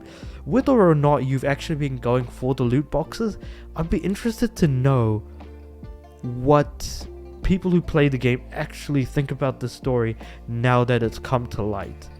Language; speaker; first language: English; native; English